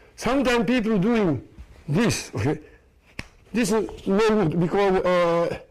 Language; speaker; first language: English; non-native, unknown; Japanese